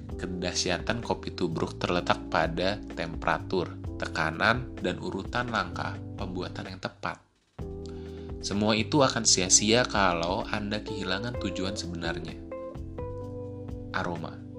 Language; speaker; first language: Indonesian; native; Indonesian